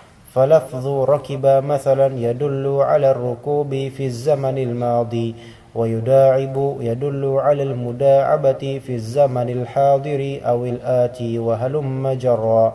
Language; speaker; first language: Arabic; non-native, learner; Indonesian